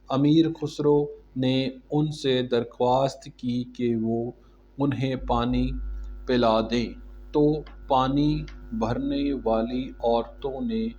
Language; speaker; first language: Urdu; non-native, local second language; Punjabi